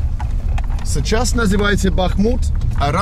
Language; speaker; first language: Russian; non-native, learner; English